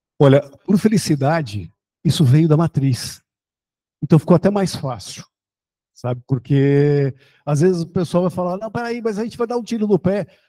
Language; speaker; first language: Portuguese; early bilingual, other home language; German